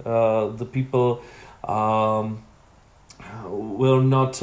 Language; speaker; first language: English; non-native, learner; Czech